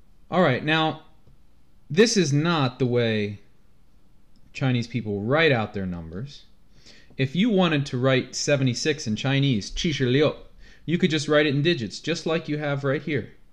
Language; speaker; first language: English; native; English